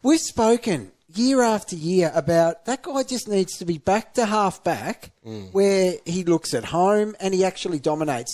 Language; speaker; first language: English; native; English